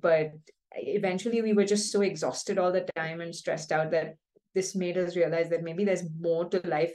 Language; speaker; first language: English; non-native, local second language; Kannada